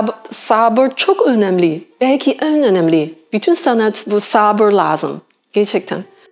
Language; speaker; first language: Turkish; non-native, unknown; Chinese